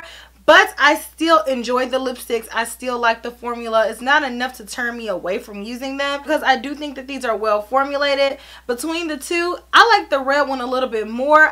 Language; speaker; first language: English; native; English